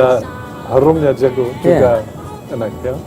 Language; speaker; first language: Indonesian; non-native, fluent; Dutch